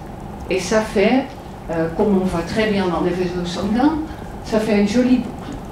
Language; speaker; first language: French; non-native, fluent; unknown